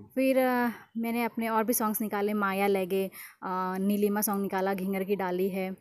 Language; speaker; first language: Hindi; native; Hindi